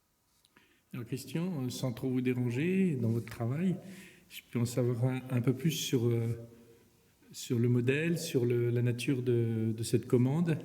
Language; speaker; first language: French; native; French